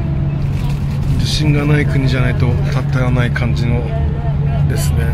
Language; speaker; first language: Japanese; native; Japanese